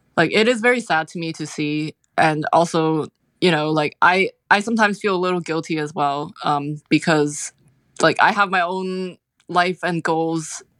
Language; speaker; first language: English; non-native, local second language; Cantonese